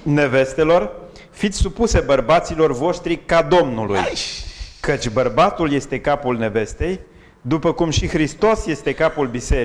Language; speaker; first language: Romanian; native; Romanian